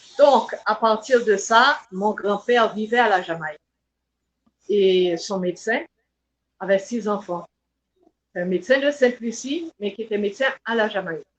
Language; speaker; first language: French; non-native, local second language; Haitian Creole